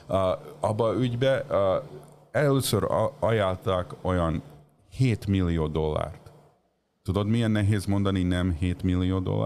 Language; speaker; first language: Hungarian; early bilingual, heritage; Hungarian